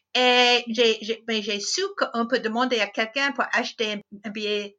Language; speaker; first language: French; non-native, fluent; English